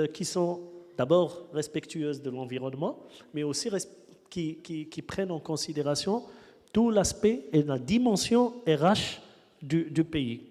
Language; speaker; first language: French; non-native, local second language; Arabic